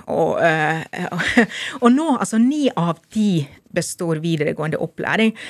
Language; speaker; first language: Norwegian; non-native, fluent; Finnish